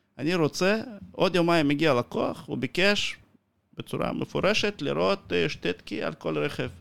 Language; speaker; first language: Hebrew; non-native, fluent; Russian